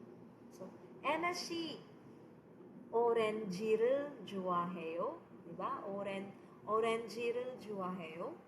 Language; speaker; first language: Korean; non-native, fluent; Filipino